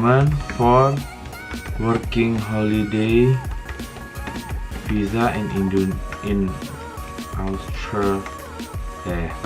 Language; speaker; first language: English; non-native, learner; Indonesian